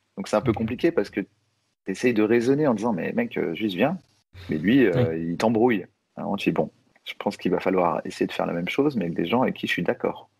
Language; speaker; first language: French; native; French